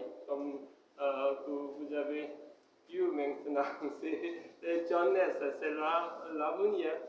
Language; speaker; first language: French; non-native, fluent; Korean